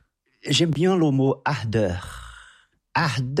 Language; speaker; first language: French; non-native, fluent; Portuguese